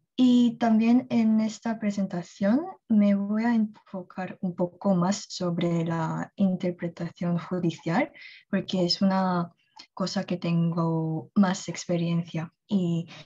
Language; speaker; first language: Spanish; non-native, fluent; Korean